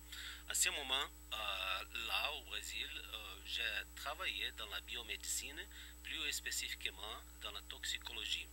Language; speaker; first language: French; non-native, fluent; Portuguese